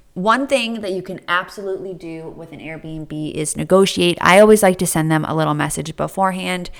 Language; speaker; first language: English; native; English